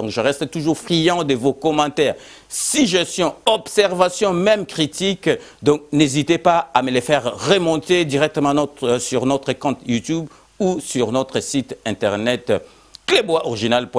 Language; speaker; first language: French; non-native, local second language; Lingala